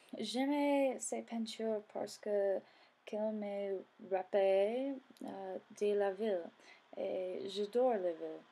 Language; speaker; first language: French; non-native, learner; English